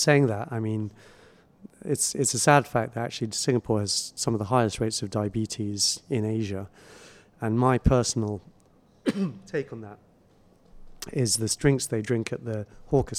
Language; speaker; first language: English; native; English